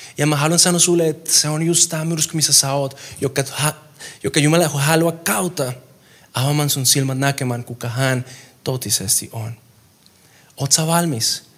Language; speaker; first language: Finnish; non-native, fluent; Spanish